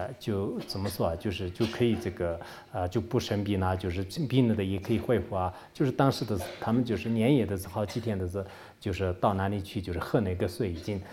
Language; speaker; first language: Chinese; non-native, local second language; Tibetan